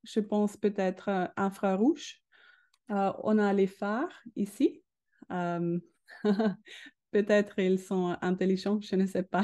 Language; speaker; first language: French; non-native, learner; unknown